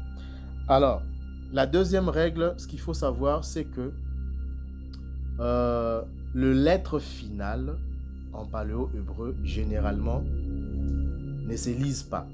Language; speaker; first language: French; non-native, local second language; Kongo